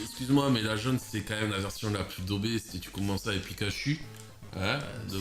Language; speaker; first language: French; native; French